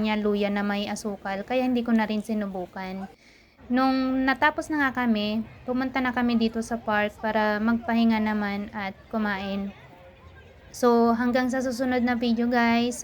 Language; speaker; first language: Filipino; native; Filipino